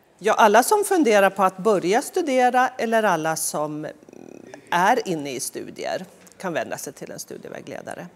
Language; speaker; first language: Swedish; native; Swedish